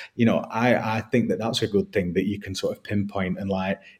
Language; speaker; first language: English; native; English